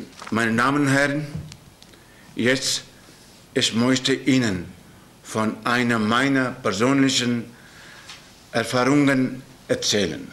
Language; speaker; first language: German; non-native, learner; Urdu